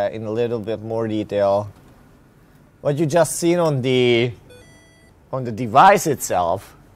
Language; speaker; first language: English; non-native, fluent; Hungarian